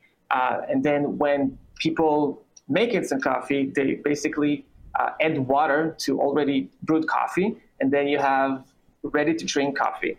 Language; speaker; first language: English; non-native, fluent; Hebrew